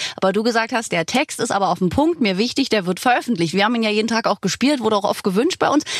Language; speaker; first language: German; non-native, fluent; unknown